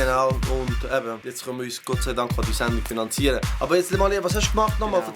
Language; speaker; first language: German; native; German